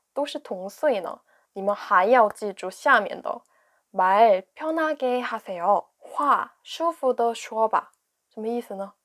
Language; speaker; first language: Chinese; non-native, fluent; Korean